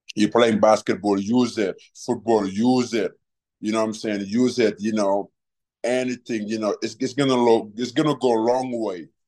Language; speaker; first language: English; non-native, fluent; Wolof